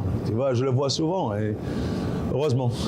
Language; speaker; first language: French; non-native, local second language; Arabic